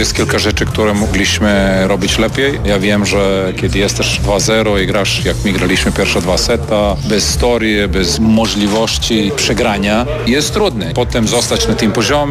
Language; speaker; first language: Polish; non-native, learner; Serbian